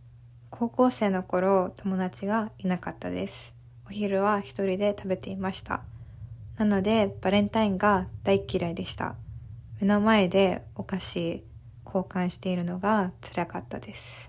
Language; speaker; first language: Japanese; early bilingual, heritage; Japanese